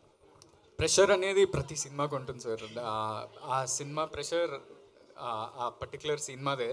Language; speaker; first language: Telugu; native; Telugu